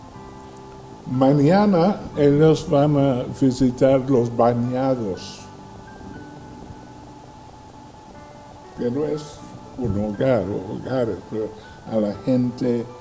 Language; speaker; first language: Spanish; non-native, fluent; English